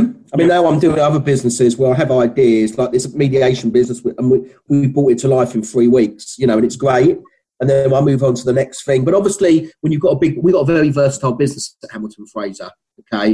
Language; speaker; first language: English; native; English